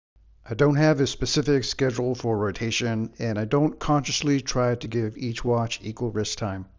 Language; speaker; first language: English; native; English